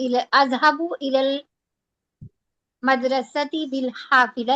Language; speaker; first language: Arabic; non-native, learner; Urdu